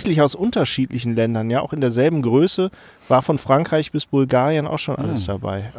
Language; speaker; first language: German; native; German